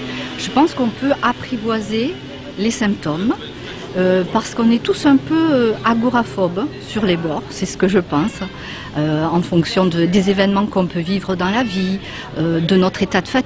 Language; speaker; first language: French; native; French